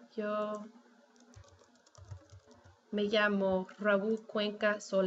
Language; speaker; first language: Spanish; non-native, fluent; English